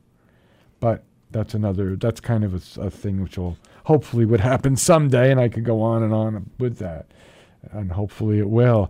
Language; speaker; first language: English; native; English